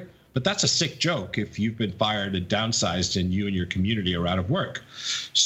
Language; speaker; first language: English; native; English